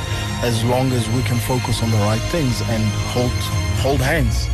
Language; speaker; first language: English; non-native, local second language; Xhosa